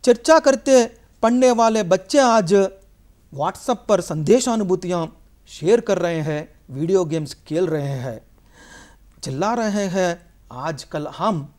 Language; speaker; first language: Hindi; non-native, local second language; Telugu